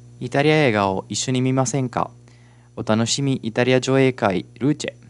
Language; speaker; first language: Japanese; non-native, fluent; Italian